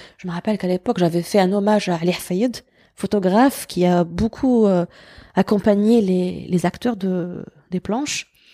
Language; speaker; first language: French; non-native, local second language; Berber languages